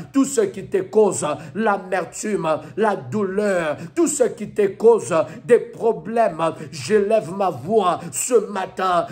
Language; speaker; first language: French; non-native, local second language; Lingala